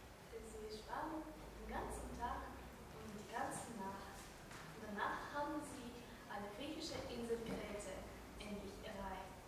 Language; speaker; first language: German; non-native, learner; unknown